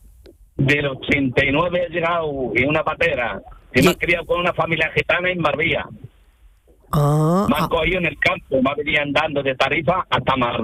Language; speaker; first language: Spanish; early bilingual, other home language; Arabic